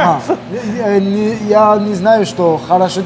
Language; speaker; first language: Russian; non-native, local second language; Armenian